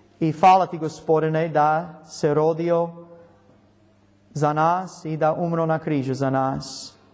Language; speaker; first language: Croatian; non-native, learner; English